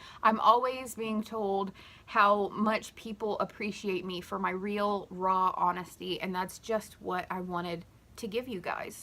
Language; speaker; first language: English; native; English